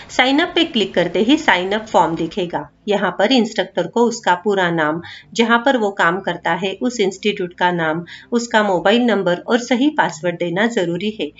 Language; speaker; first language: Hindi; non-native, local second language; Marathi